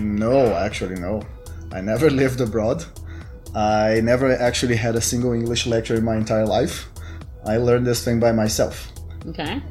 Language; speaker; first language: English; non-native, fluent; Portuguese